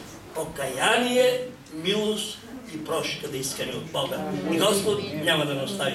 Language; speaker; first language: Bulgarian; non-native, local second language; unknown